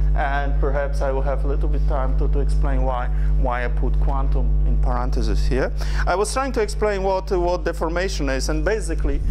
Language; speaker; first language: English; non-native, fluent; Polish